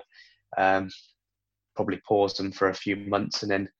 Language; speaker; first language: English; native; English